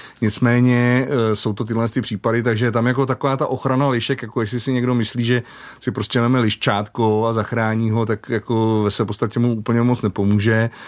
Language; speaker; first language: Czech; native; Czech